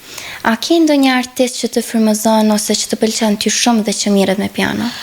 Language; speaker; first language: Albanian; native; Albanian